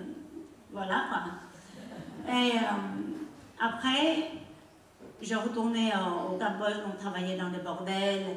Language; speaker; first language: French; non-native, learner; Khmer